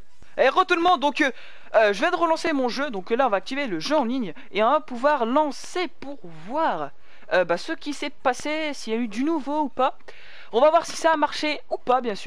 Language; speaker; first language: French; native; French